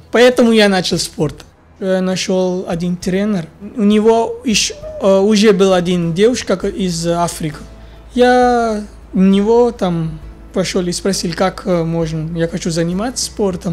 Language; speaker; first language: Russian; non-native, fluent; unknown